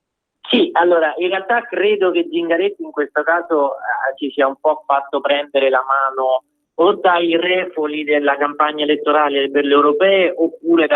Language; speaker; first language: Italian; native; Italian